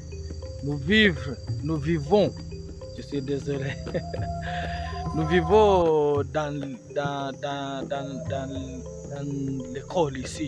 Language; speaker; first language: French; non-native, learner; Swahili